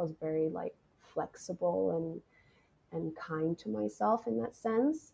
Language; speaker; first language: English; non-native, local second language; Cantonese